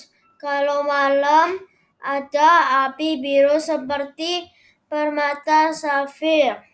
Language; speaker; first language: Indonesian; non-native, learner; English